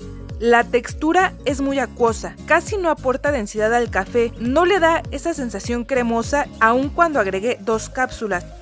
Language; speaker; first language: Spanish; native; Spanish